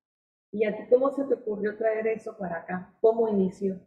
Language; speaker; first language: Spanish; native; Spanish